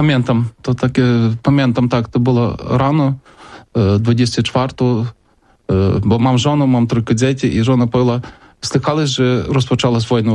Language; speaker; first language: Polish; non-native, learner; Ukrainian